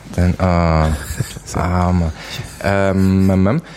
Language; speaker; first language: German; native; German